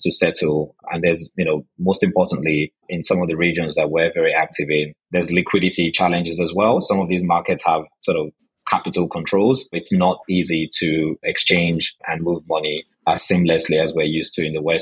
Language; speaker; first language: English; non-native, local second language; Yoruba